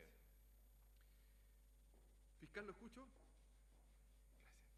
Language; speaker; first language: Spanish; native; Spanish